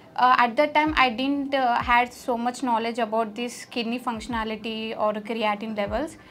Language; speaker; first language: English; non-native, local second language; Telugu